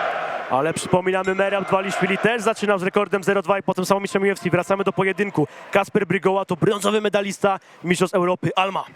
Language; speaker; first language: Polish; native; Polish